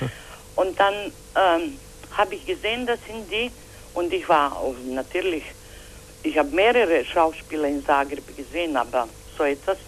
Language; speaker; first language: German; non-native, learner; Croatian